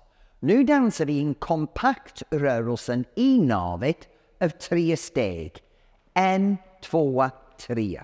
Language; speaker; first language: Swedish; non-native, fluent; English